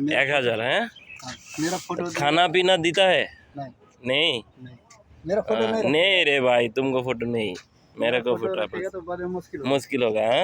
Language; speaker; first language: Hindi; non-native, learner; Bangla